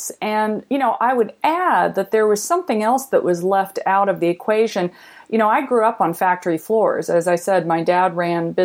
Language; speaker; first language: English; native; English